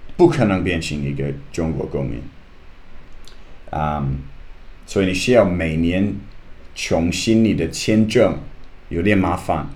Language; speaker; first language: Chinese; non-native, learner; English